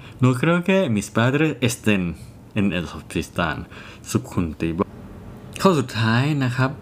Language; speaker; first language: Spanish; non-native, fluent; Thai